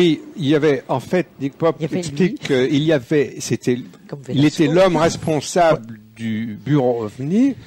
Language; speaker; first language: French; native; French